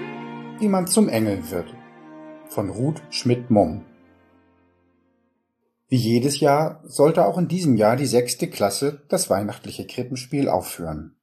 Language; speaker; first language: German; native; German